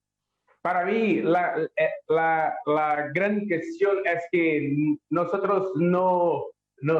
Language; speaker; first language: Spanish; non-native, learner; Portuguese